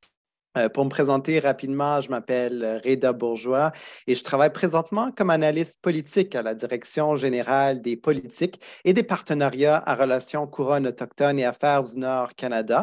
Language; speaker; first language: French; native; French